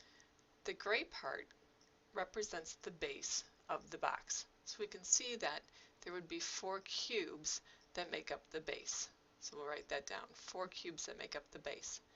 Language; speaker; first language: English; native; English